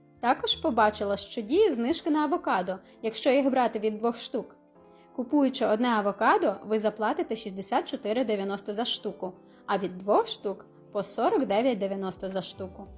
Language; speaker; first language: Ukrainian; native; Ukrainian